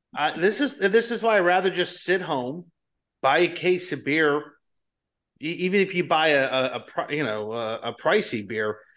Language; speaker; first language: English; native; English